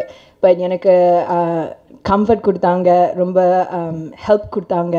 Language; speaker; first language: Tamil; non-native, learner; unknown